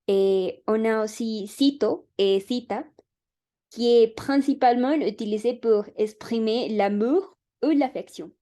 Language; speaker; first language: French; non-native, learner; Spanish